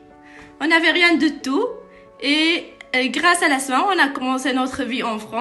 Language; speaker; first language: French; non-native, learner; Arabic